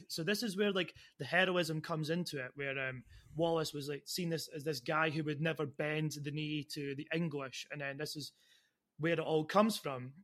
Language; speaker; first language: English; native; English